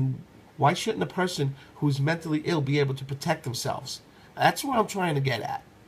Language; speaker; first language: English; native; English